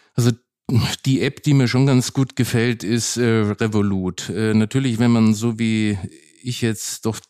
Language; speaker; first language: German; native; German